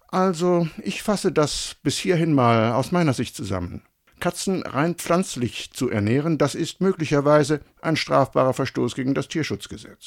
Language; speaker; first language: German; native; German